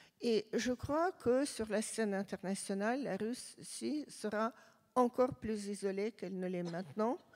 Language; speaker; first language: French; non-native, fluent; Russian